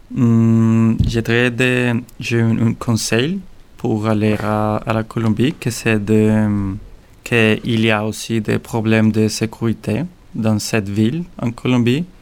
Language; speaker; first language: French; non-native, learner; Spanish